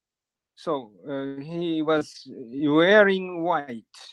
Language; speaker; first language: English; non-native, learner; Japanese